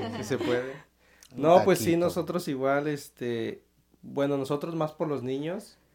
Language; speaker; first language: Spanish; native; Spanish